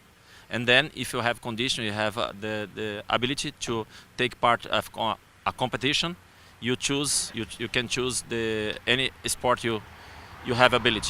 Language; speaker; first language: English; non-native, learner; Portuguese